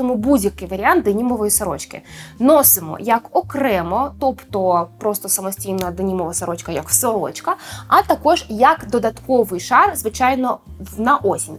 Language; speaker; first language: Ukrainian; native; Ukrainian